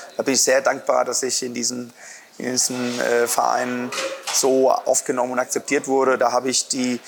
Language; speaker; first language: German; non-native, fluent; Spanish